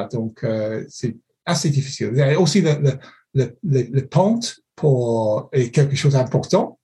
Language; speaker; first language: French; non-native, fluent; English